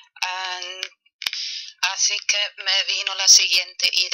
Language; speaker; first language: Spanish; non-native, fluent; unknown